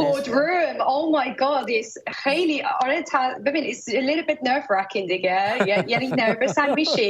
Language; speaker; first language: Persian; early bilingual, heritage; Persian